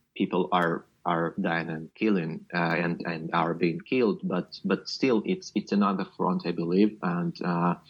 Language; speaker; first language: English; non-native, fluent; Ukrainian